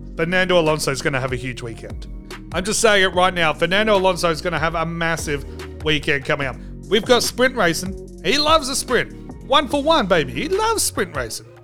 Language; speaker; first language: English; native; English